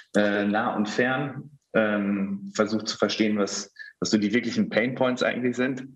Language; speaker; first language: German; native; German